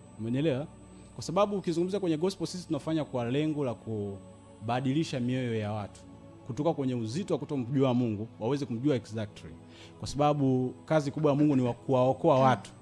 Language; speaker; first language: Swahili; native; Swahili